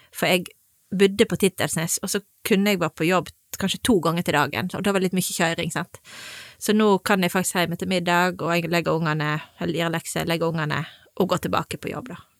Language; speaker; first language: Norwegian; native; Norwegian